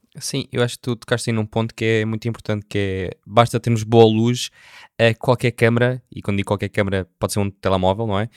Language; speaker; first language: Portuguese; native; Portuguese